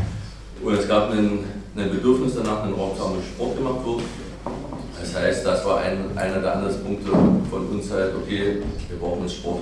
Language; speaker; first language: German; native; German